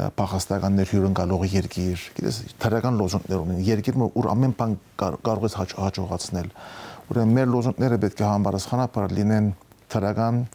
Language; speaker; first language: Armenian; early bilingual, heritage; Armenian